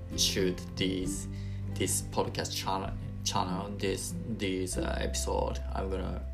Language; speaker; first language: English; non-native, learner; Japanese